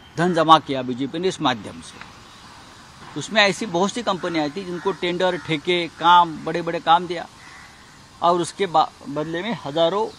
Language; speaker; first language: Hindi; non-native, local second language; Marathi